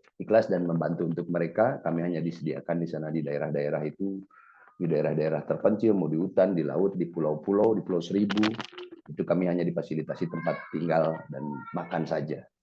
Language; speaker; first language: Indonesian; native; Indonesian